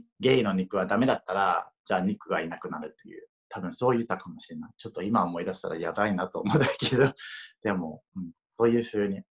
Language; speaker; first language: Japanese; non-native, fluent; English